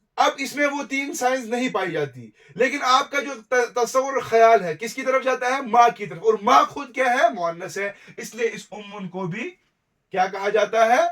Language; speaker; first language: Urdu; non-native, local second language; Kashmiri